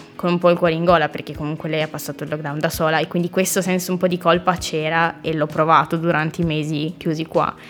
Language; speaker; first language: Italian; native; Italian